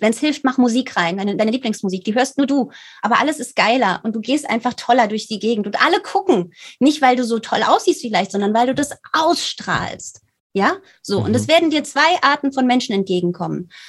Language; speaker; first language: German; native; German